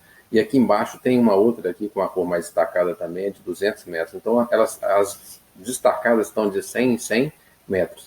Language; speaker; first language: Portuguese; native; Portuguese